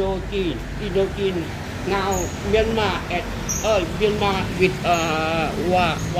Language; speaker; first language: English; non-native, learner; Thai